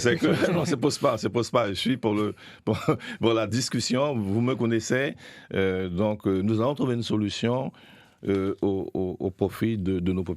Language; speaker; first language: French; native; French